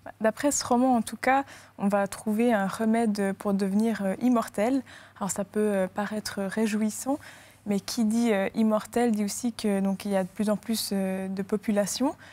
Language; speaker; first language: French; native; French